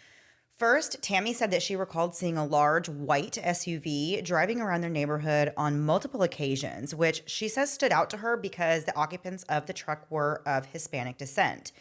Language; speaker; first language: English; native; English